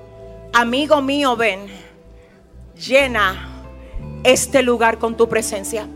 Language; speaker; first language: Spanish; native; Spanish